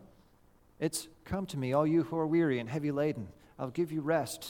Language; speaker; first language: English; native; English